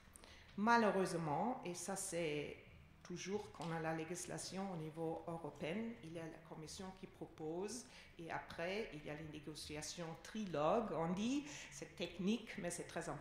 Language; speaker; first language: French; non-native, fluent; German